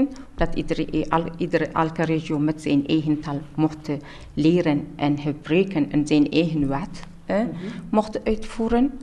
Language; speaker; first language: Dutch; non-native, learner; Tigrinya